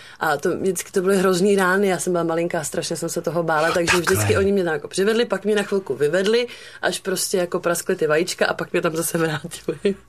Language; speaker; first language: Czech; native; Czech